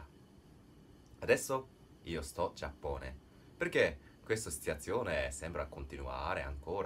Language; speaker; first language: Italian; non-native, learner; Japanese